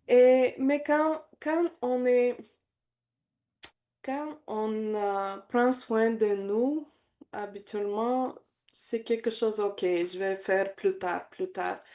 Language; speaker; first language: French; non-native, learner; Bulgarian